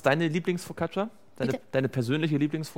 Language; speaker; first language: German; native; German